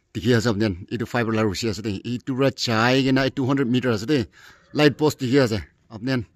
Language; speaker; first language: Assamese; non-native, local second language; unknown